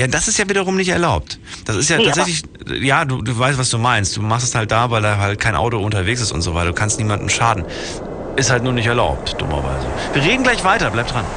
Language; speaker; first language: German; native; German